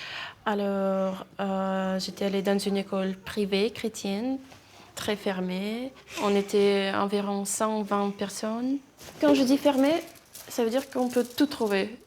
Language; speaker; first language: French; non-native, fluent; Russian